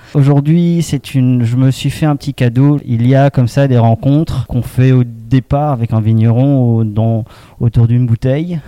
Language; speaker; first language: French; native; French